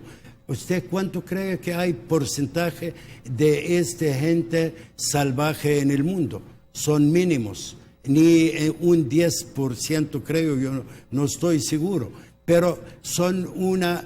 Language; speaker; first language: Spanish; early bilingual, heritage; Spanish